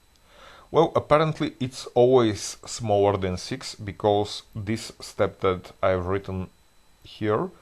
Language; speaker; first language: English; non-native, fluent; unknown